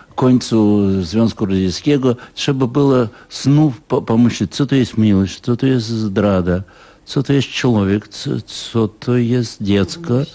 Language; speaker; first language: Polish; non-native, fluent; Russian